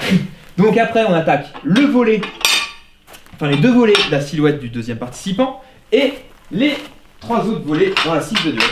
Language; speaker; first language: French; native; French